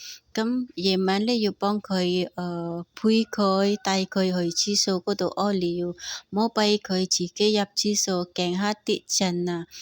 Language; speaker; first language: Cantonese; non-native, learner; Indonesian